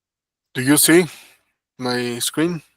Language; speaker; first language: English; non-native, learner; Spanish